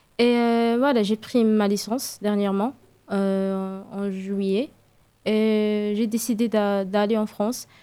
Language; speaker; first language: French; non-native, local second language; Arabic